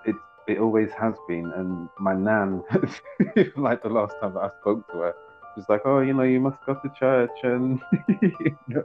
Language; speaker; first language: English; native; English